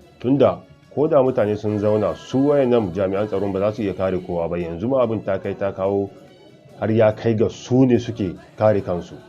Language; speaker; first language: Hausa; native; Hausa